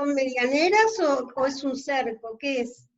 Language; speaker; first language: Spanish; native; Spanish